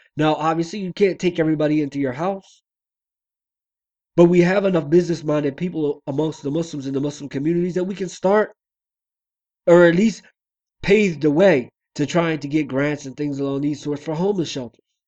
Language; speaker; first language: English; native; English